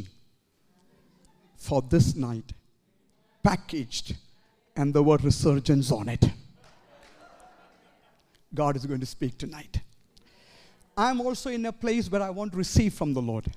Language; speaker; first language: English; non-native, local second language; Malayalam